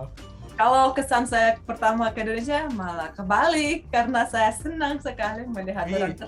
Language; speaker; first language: Indonesian; non-native, fluent; Russian